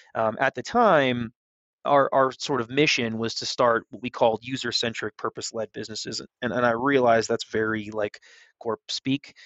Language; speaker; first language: English; native; English